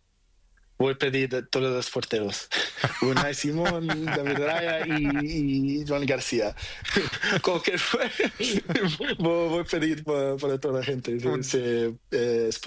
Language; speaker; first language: Spanish; non-native, learner; Portuguese